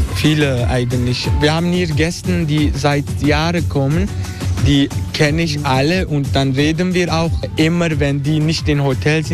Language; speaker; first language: German; non-native, learner; Turkish